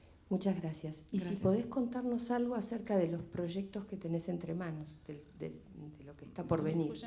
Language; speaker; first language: Spanish; native; Spanish